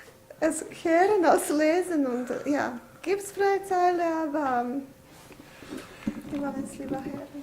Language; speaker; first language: German; non-native, fluent; Bosnian